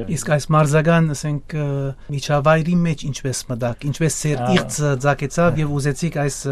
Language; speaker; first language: Armenian; early bilingual, heritage; Armenian